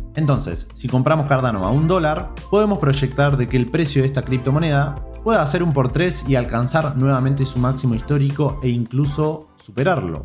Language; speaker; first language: Spanish; native; Spanish